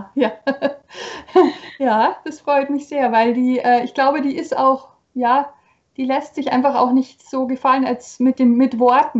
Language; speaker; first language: German; native; German